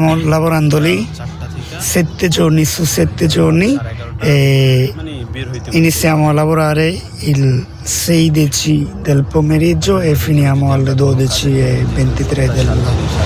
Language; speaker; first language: Italian; non-native, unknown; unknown